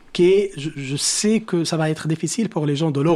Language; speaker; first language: French; non-native, local second language; Arabic